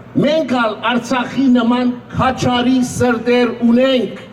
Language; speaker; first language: Armenian; early bilingual, other home language; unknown